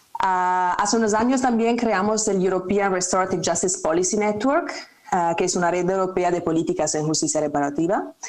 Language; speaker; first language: Spanish; non-native, fluent; Italian